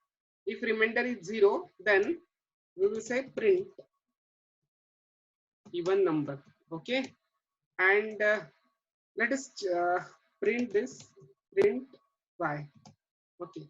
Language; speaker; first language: English; non-native, local second language; Marathi